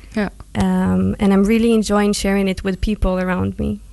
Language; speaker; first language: English; non-native, fluent; Hebrew